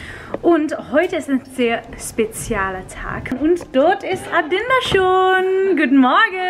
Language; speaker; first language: German; non-native, fluent; Dutch